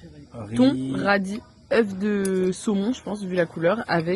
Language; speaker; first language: French; native; French